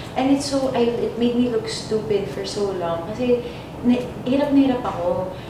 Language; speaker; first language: Filipino; non-native, local second language; English